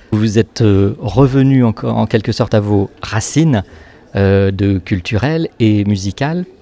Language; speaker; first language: French; native; French